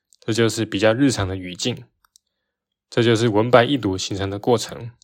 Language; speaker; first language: Chinese; native; Chinese